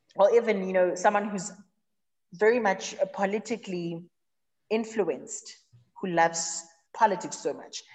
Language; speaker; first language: English; non-native, local second language; Zulu